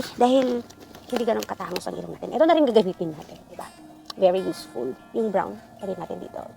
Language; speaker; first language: Filipino; non-native, local second language; Iloko